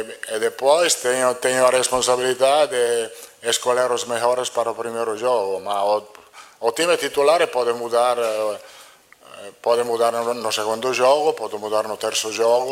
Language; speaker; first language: Portuguese; non-native, fluent; Italian